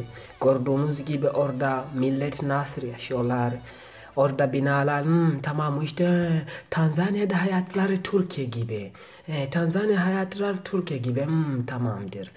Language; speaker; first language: Turkish; non-native, learner; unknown